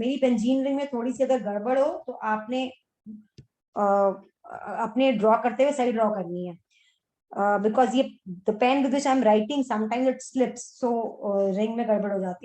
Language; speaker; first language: Hindi; native; Hindi